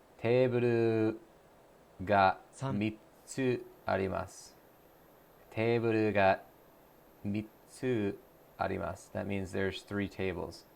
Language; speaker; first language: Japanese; non-native, learner; English